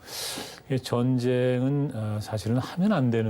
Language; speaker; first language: Korean; native; Korean